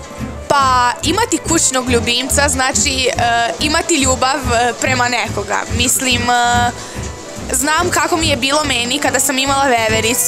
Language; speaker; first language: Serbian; early bilingual, heritage; Serbian